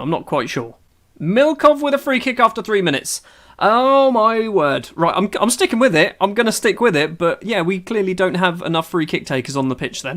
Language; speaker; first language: English; native; English